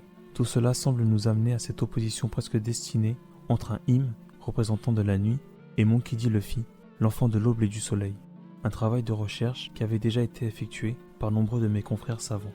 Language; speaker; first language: French; native; French